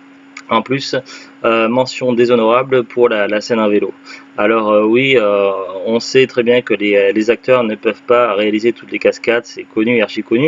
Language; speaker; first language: French; native; French